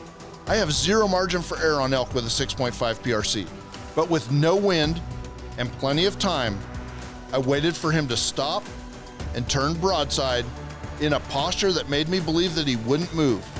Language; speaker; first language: English; native; English